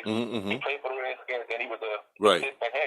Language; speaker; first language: English; native; English